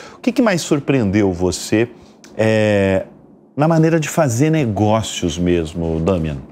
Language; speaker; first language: Portuguese; native; Portuguese